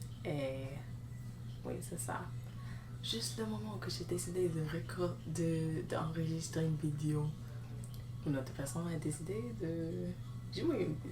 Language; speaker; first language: French; non-native, learner; English